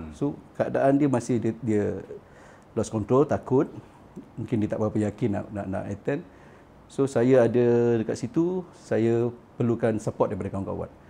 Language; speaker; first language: Malay; native; Malay